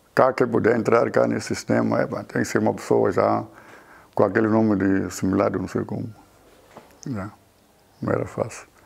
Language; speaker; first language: Portuguese; non-native, local second language; Tsonga